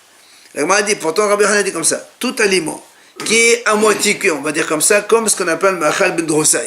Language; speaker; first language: French; native; French